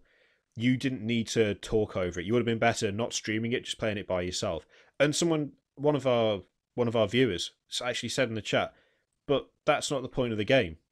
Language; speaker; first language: English; native; English